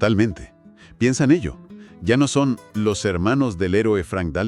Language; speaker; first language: Spanish; native; Spanish